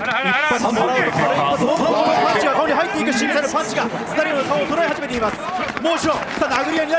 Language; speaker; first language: Japanese; native; Japanese